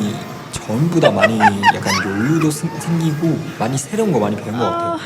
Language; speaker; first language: Korean; non-native, fluent; Chinese